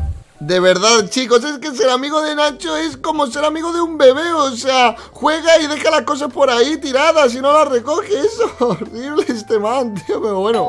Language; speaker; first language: Spanish; native; Spanish